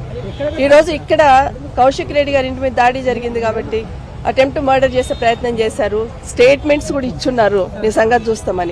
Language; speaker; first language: Telugu; native; Telugu